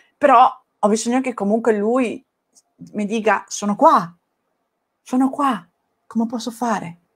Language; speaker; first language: Italian; non-native, fluent; Spanish